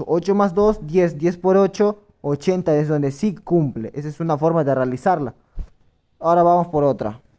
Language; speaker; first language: Spanish; native; Spanish